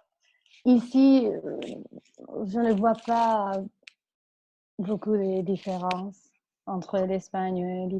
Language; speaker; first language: French; non-native, fluent; Spanish